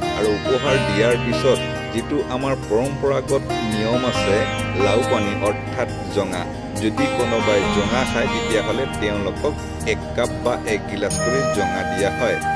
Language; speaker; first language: Assamese; non-native, local second language; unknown